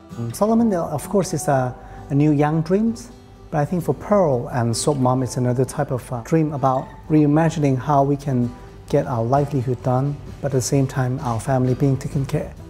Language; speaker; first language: English; non-native, local second language; Cantonese